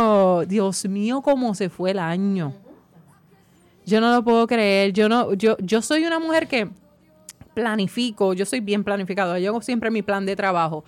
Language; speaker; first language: Spanish; native; Spanish